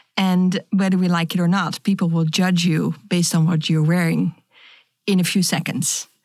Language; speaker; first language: English; non-native, fluent; Dutch